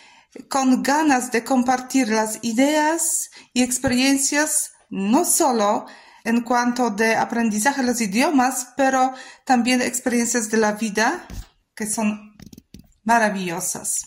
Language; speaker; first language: Spanish; non-native, fluent; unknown